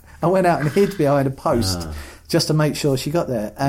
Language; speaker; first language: English; native; English